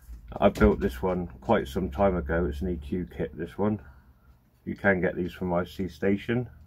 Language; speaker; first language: English; native; English